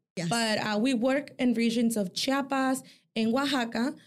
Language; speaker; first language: English; early bilingual, other home language; Spanish